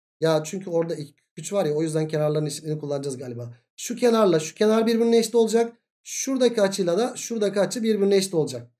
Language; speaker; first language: Turkish; native; Turkish